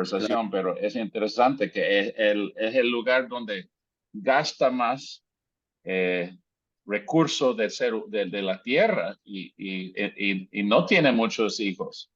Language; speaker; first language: Spanish; native; Spanish